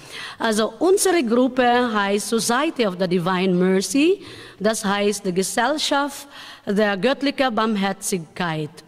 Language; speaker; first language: German; non-native, learner; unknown